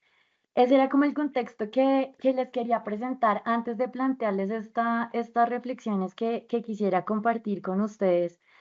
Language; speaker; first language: Spanish; native; Spanish